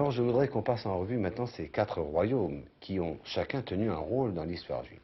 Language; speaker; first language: French; native; French